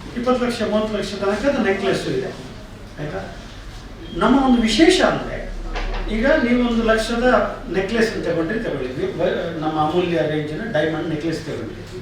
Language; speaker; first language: Kannada; native; Kannada